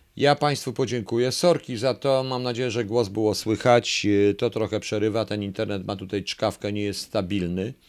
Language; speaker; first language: Polish; native; Polish